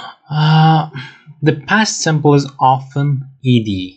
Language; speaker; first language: English; non-native, fluent; Turkish